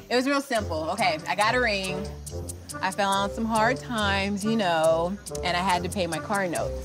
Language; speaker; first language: English; native; English